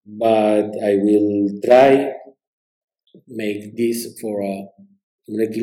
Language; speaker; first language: English; non-native, learner; Spanish